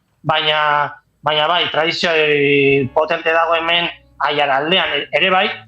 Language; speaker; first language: Basque; non-native, local second language; Spanish